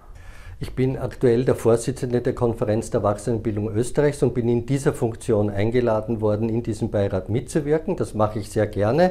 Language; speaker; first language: German; native; German